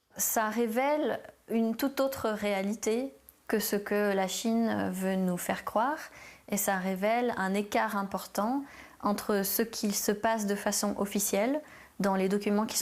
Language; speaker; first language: French; native; French